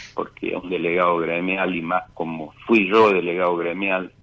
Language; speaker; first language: Spanish; native; Spanish